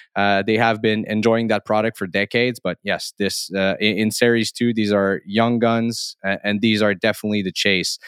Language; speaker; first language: English; non-native, fluent; French